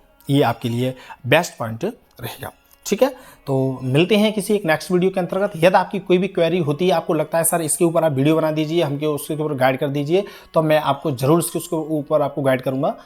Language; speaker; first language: Hindi; native; Hindi